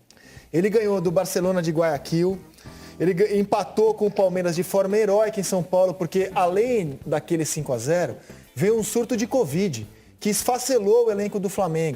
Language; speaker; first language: Portuguese; native; Portuguese